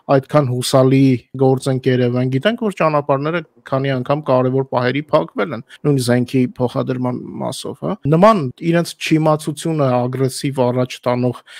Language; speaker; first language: Armenian; native; Armenian